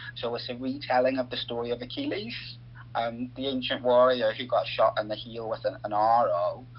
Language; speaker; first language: English; native; English